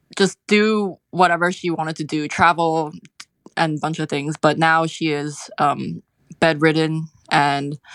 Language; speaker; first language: English; non-native, local second language; Cantonese